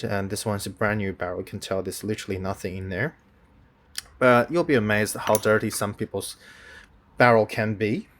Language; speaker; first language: English; non-native, fluent; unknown